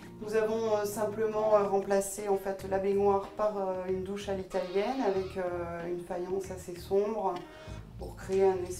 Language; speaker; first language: French; native; French